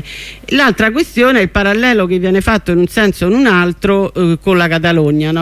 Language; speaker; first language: Italian; native; Italian